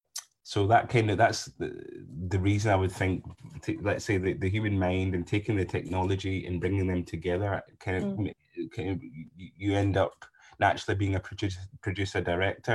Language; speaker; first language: English; native; English